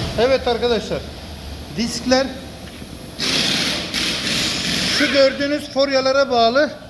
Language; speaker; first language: Turkish; native; Turkish